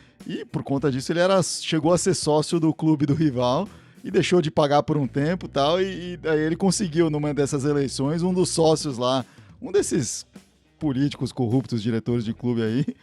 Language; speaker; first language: Portuguese; native; Portuguese